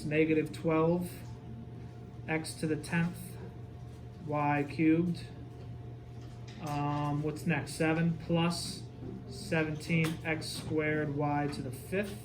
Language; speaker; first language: English; native; English